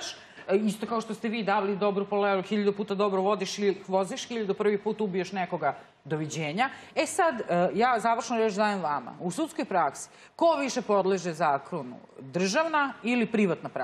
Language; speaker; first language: Serbian; native; Serbian